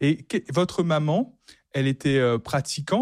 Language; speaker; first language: French; native; French